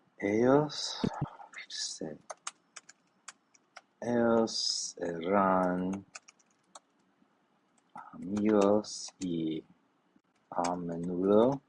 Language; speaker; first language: Spanish; non-native, learner; English